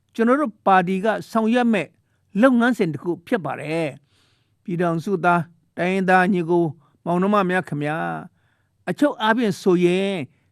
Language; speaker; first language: Burmese; non-native, local second language; Shan